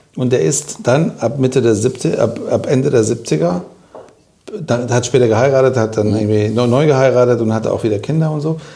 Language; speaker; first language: German; non-native, fluent; Persian